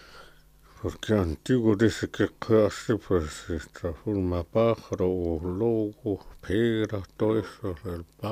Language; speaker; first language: Spanish; non-native, local second language; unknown